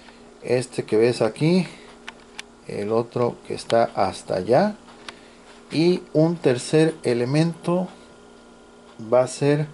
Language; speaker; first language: Spanish; native; Spanish